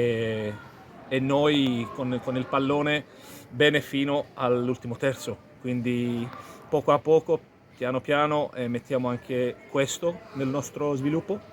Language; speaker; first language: Italian; non-native, fluent; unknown